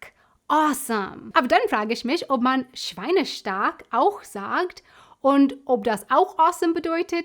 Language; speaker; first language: German; non-native, fluent; English